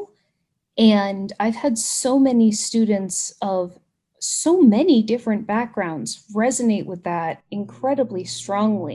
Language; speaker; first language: English; native; English